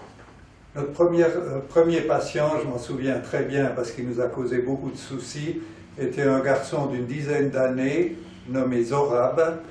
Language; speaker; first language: French; native; French